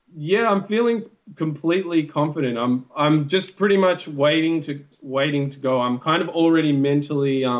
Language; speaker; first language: English; native; English